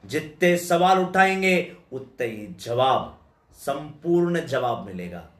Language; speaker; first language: Hindi; non-native, local second language; Telugu